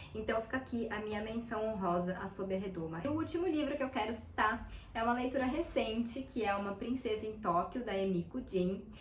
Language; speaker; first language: Portuguese; native; Portuguese